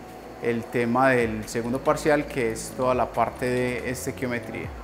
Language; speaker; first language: Spanish; native; Spanish